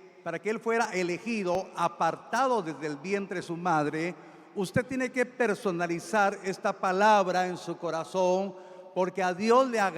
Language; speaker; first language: Spanish; native; Spanish